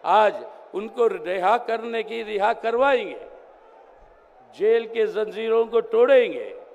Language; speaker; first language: Hindi; non-native, local second language; Telugu